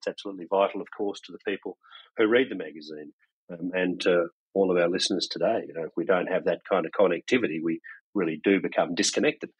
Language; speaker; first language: English; native; English